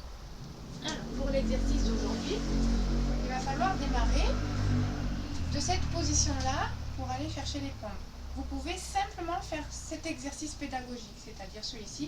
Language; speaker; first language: French; native; French